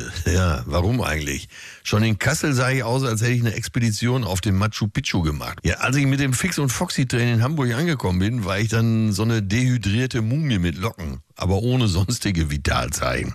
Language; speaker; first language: German; native; German